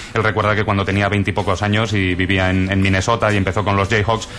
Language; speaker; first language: Spanish; native; Spanish